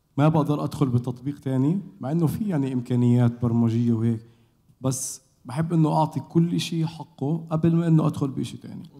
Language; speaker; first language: Arabic; native; Arabic